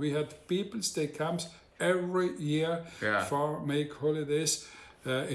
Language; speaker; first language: English; non-native, learner; Italian